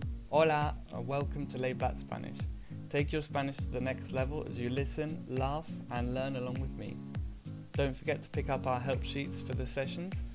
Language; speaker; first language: English; native; English